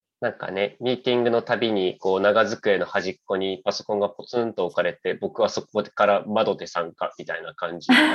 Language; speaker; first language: Japanese; native; Japanese